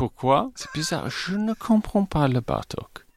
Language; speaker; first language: French; non-native, fluent; English